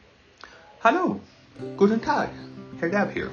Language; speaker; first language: German; non-native, learner; English